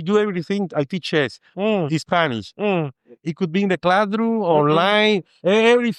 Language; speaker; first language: English; non-native, fluent; Spanish